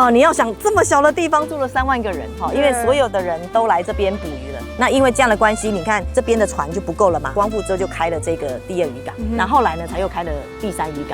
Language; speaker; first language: Chinese; native; Chinese